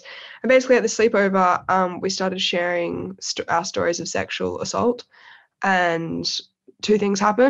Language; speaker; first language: English; native; English